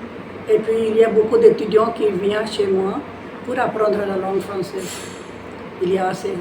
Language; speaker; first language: French; non-native, fluent; Kannada